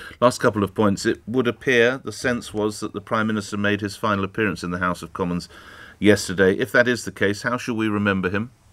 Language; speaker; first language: English; native; English